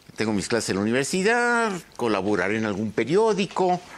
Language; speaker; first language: Spanish; native; Spanish